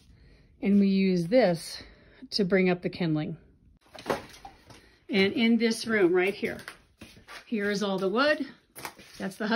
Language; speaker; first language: English; native; English